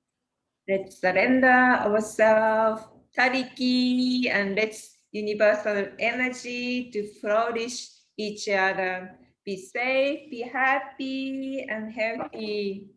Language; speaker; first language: English; non-native, learner; Japanese